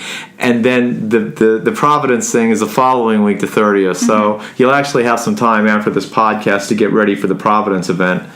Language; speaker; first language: English; native; English